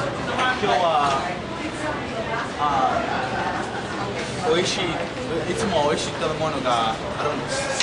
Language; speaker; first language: Japanese; non-native, learner; English